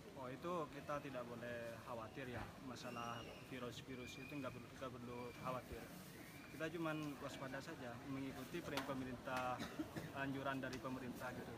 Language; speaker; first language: Indonesian; non-native, local second language; Madurese